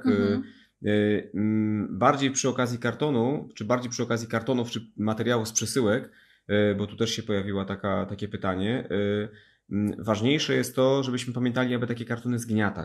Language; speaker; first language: Polish; native; Polish